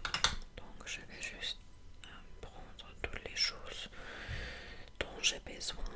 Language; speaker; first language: French; non-native, fluent; English